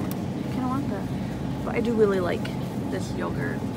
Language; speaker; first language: English; native; English